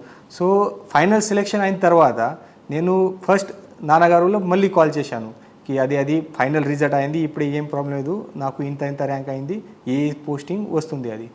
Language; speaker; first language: Telugu; non-native, learner; Marathi